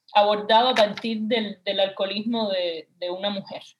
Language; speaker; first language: Spanish; native; Spanish